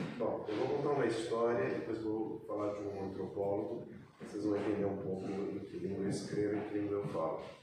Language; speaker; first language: Portuguese; native; Portuguese